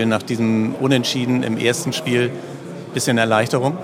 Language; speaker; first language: German; native; German